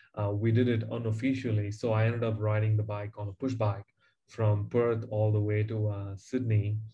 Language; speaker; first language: English; non-native, local second language; Tamil